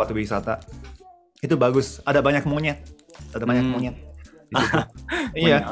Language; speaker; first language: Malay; non-native, fluent; Japanese